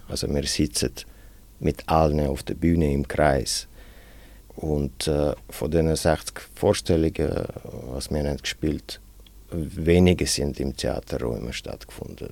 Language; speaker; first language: German; non-native, fluent; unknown